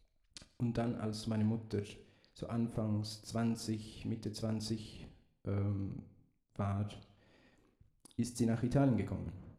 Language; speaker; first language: German; early bilingual, heritage; Italian